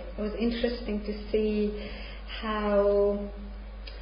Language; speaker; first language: English; non-native, fluent; Hungarian